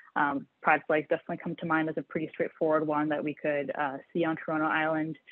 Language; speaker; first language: English; native; English